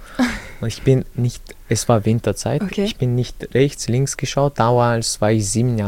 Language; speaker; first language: German; early bilingual, other home language; Chechen